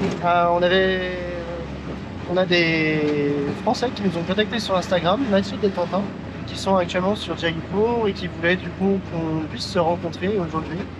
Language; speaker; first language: French; native; French